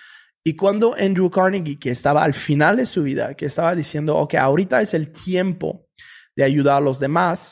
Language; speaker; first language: Spanish; non-native, fluent; French